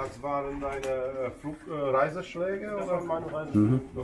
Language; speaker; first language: German; non-native, fluent; Polish